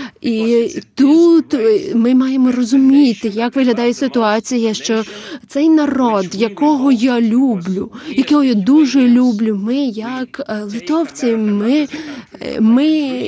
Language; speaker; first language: Ukrainian; non-native, learner; Lithuanian